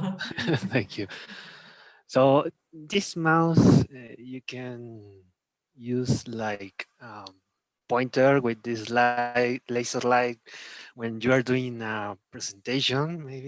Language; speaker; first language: English; non-native, learner; Spanish